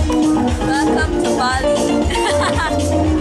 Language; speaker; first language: English; non-native, local second language; Filipino